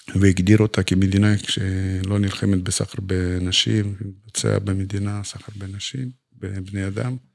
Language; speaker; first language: Hebrew; non-native, fluent; Russian